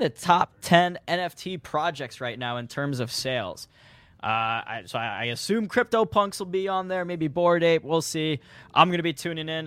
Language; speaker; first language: English; native; English